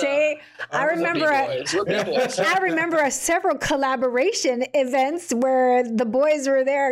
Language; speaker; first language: English; native; English